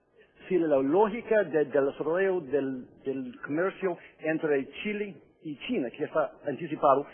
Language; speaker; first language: Spanish; non-native, fluent; English